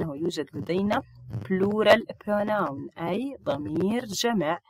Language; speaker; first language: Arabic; native; Arabic